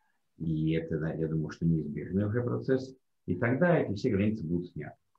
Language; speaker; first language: Russian; non-native, fluent; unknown